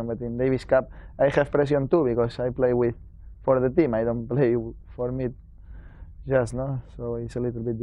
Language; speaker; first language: English; non-native, learner; Spanish